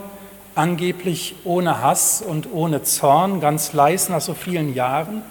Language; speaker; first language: German; native; German